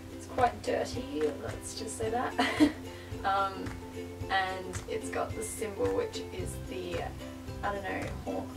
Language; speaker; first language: English; native; English